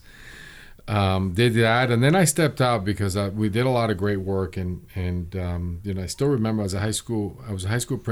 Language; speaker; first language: English; early bilingual, other home language; Spanish